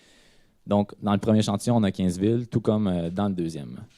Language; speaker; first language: French; native; French